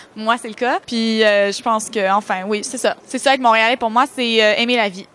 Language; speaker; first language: French; native; French